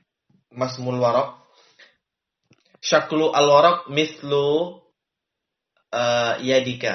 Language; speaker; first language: Arabic; non-native, learner; Indonesian